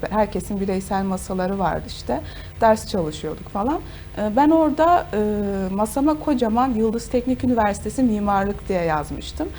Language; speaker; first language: Turkish; native; Turkish